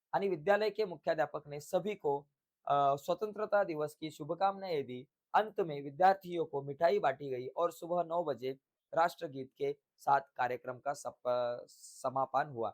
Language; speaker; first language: Hindi; non-native, local second language; Marathi